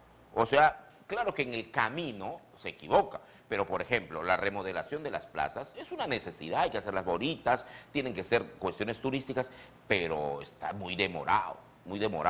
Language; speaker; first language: Spanish; native; Spanish